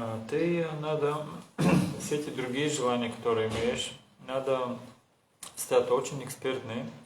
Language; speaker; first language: Russian; non-native, learner; Bulgarian